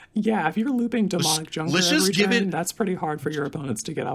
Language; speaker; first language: English; native; English